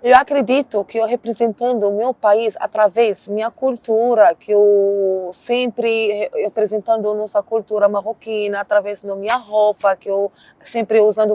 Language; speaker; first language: Portuguese; non-native, learner; Arabic